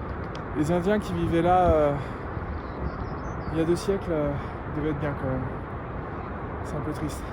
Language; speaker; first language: French; native; French